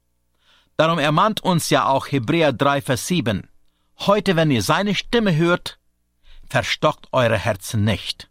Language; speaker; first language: German; native; German